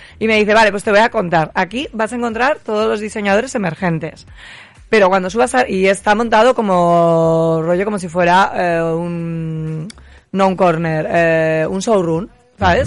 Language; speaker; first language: Spanish; native; Spanish